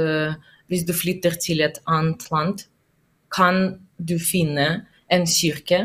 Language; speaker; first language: Norwegian; non-native, learner; Russian